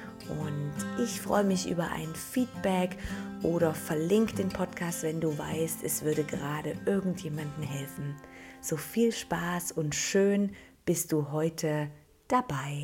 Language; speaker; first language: German; native; German